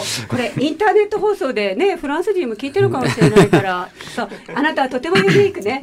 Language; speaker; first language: Japanese; native; Japanese